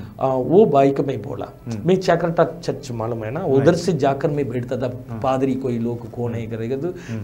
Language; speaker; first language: Hindi; non-native, local second language; Tamil